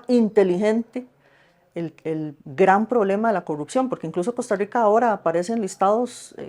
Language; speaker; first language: Spanish; native; Spanish